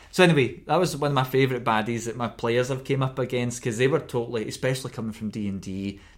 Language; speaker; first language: English; native; English